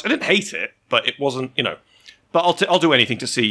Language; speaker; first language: English; native; English